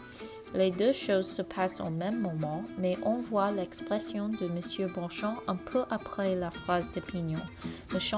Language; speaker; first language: French; non-native, learner; English